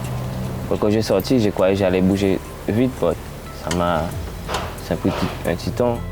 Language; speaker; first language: French; non-native, learner; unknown